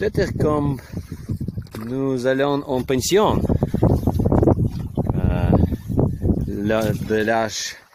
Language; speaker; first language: French; non-native, learner; Ukrainian